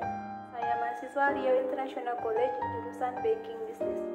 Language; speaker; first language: Indonesian; native; Indonesian